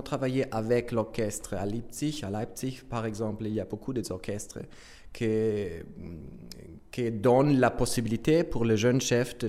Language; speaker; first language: French; non-native, learner; German